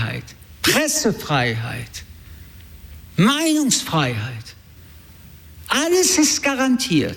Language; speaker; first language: German; early bilingual, other home language; French